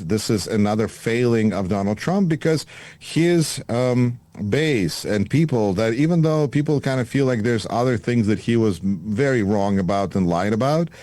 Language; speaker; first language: English; non-native, fluent; Russian